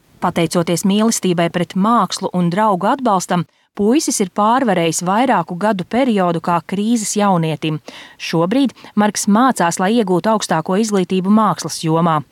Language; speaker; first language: Latvian; native; Latvian